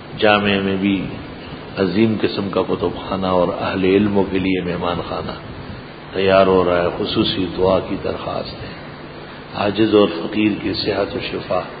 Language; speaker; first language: Urdu; non-native, local second language; Pashto